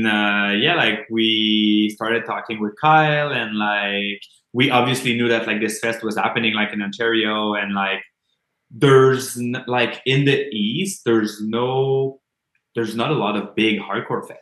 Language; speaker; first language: English; non-native, fluent; French